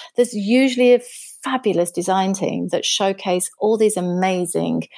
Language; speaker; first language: English; native; English